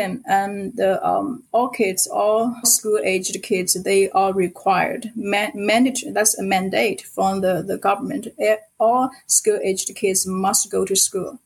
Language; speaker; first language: English; non-native, fluent; Chinese